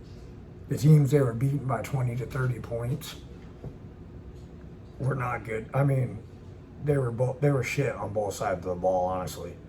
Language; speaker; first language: English; native; English